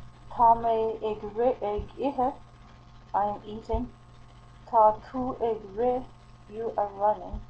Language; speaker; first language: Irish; non-native, learner; English